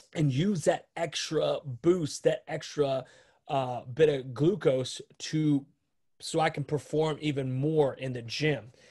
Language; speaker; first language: English; native; English